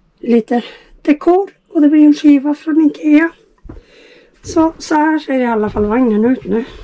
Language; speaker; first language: Swedish; native; Swedish